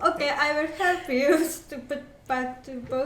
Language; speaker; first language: English; non-native, learner; Japanese